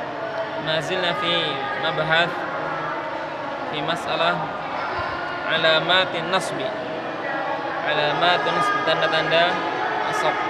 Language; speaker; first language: Arabic; non-native, fluent; Indonesian